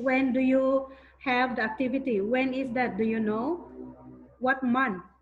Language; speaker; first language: English; non-native, fluent; Thai